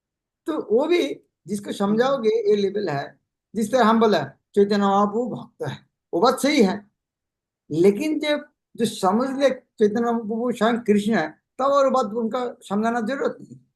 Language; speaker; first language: Hindi; non-native, local second language; Bangla